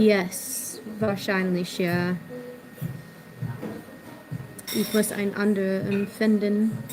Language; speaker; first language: German; non-native, learner; English